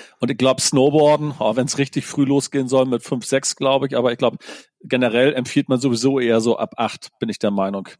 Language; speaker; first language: German; native; German